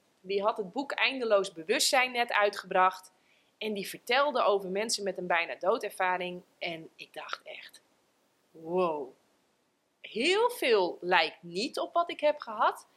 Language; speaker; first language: Dutch; native; Dutch